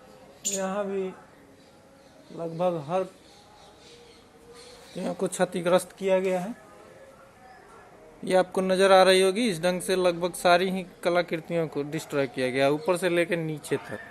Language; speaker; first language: Hindi; native; Hindi